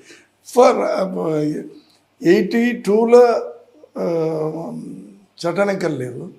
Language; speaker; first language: Telugu; non-native, learner; Tamil